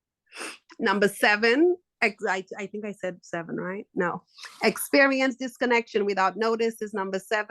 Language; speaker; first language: English; native; English